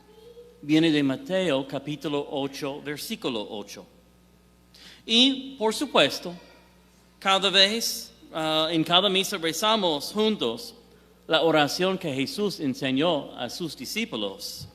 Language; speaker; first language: Spanish; non-native, fluent; English